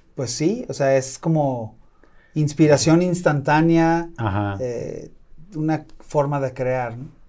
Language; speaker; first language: Spanish; native; Spanish